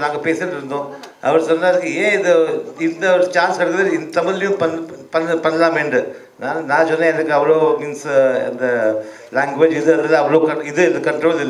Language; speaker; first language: Tamil; early bilingual, other home language; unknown